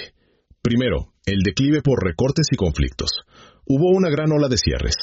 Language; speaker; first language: Spanish; native; Spanish